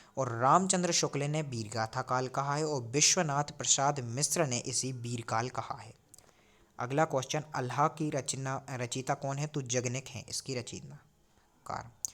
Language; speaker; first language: Hindi; native; Hindi